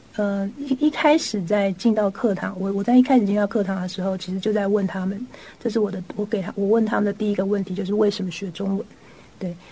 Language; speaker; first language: Chinese; native; Chinese